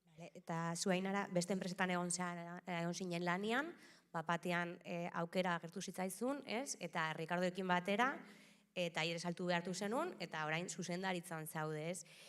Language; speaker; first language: Basque; native; Basque